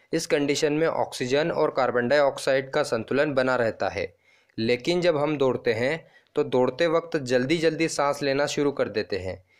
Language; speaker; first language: Hindi; non-native, local second language; Marathi